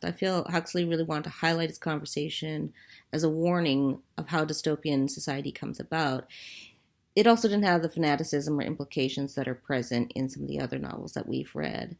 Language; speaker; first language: English; native; English